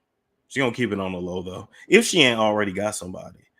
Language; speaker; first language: English; native; English